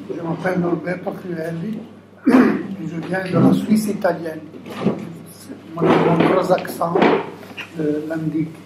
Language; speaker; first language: French; non-native, local second language; Italian